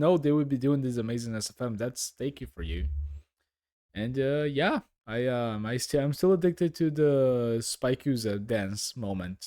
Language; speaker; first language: English; non-native, fluent; Portuguese